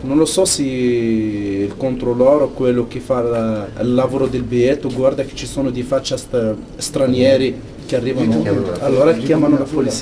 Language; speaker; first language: Italian; non-native, learner; Arabic